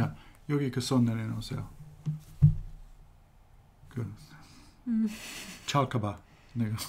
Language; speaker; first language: Korean; non-native, fluent; English